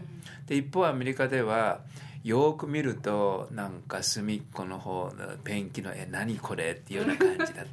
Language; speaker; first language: Japanese; native; Japanese